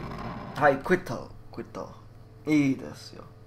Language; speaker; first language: Japanese; non-native, learner; English